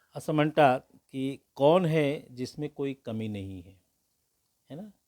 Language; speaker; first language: Hindi; native; Hindi